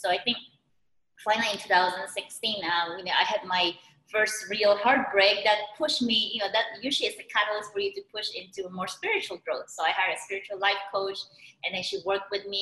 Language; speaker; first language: English; non-native, local second language; Filipino